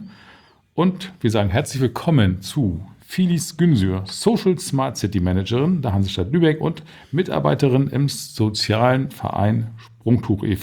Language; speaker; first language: German; native; German